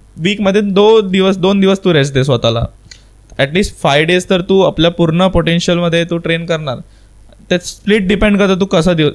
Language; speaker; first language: Marathi; non-native, local second language; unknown